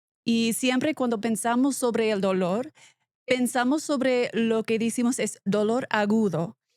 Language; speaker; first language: Spanish; non-native, learner; English